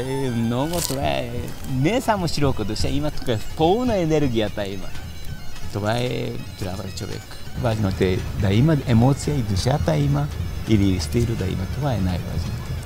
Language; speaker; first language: Bulgarian; non-native, learner; Japanese